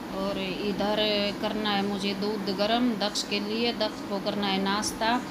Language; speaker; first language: Hindi; native; Hindi